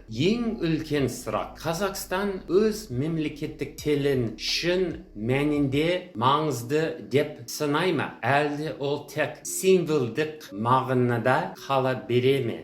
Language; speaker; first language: Kazakh; non-native, fluent; English